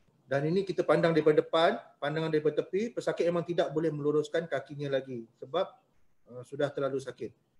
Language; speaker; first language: Malay; native; Malay